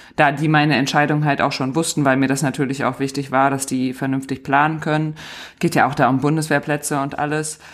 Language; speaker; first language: German; native; German